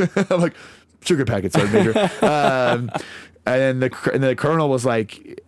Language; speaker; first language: English; native; English